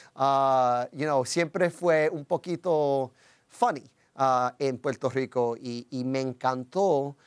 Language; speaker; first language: Spanish; early bilingual, heritage; Spanish